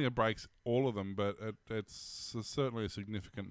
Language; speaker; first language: English; native; English